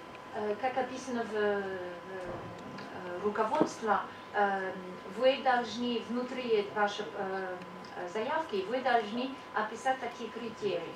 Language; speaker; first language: Russian; non-native, fluent; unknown